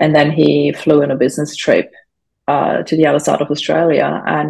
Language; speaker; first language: English; non-native, fluent; German